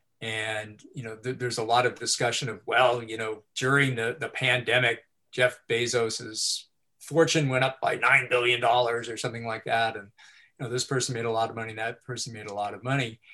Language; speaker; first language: English; native; English